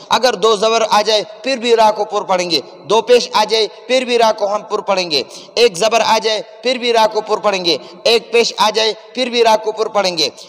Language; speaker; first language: Urdu; non-native, local second language; Pashto